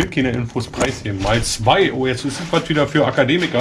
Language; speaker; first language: German; native; German